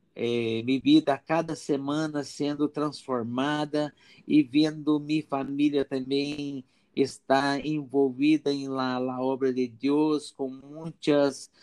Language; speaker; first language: Spanish; non-native, learner; Portuguese